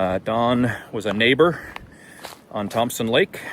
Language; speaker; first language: English; native; English